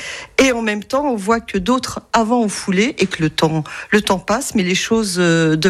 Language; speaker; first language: French; native; French